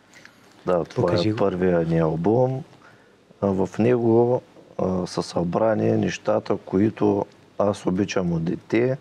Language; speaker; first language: Bulgarian; native; Bulgarian